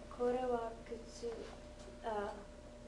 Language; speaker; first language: Japanese; non-native, learner; English